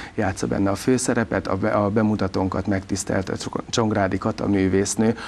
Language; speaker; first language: Hungarian; non-native, local second language; Serbian